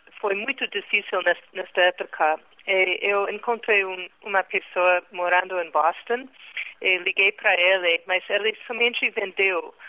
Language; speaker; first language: Portuguese; non-native, fluent; English